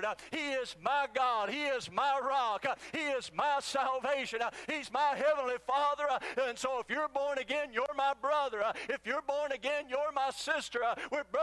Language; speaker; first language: English; native; English